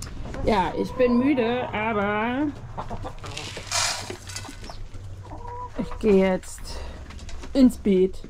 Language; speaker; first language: German; native; German